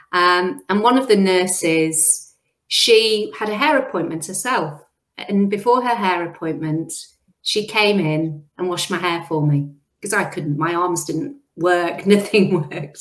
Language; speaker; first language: English; native; English